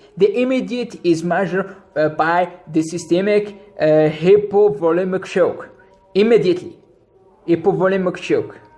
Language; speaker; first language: English; non-native, local second language; Arabic